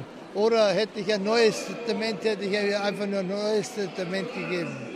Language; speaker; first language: German; early bilingual, heritage; German